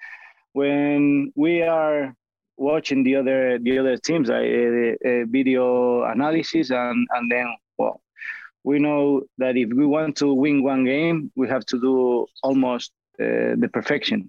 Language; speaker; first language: English; non-native, fluent; Spanish